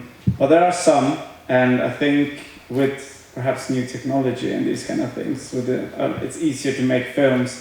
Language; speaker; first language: English; non-native, fluent; Faroese